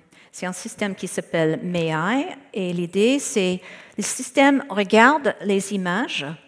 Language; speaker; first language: French; non-native, fluent; English